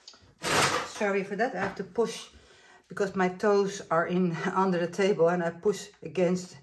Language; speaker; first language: English; non-native, fluent; Dutch